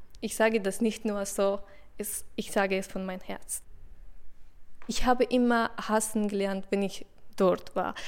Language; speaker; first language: German; non-native, learner; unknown